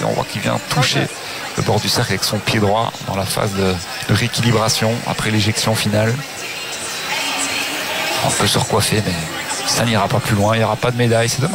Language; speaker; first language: French; native; French